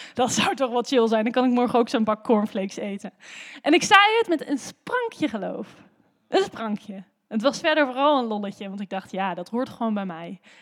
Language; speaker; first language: Dutch; native; Dutch